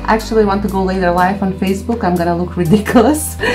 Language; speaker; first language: English; non-native, fluent; Macedonian